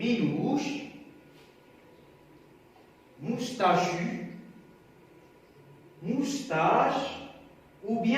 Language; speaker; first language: French; non-native, local second language; Arabic